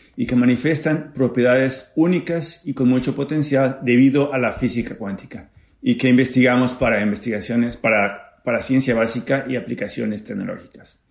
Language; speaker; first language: Spanish; native; Spanish